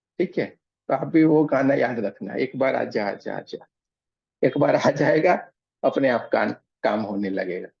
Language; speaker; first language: Hindi; non-native, local second language; Gujarati